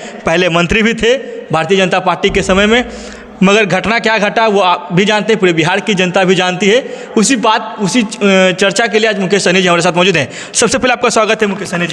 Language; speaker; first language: Hindi; native; Hindi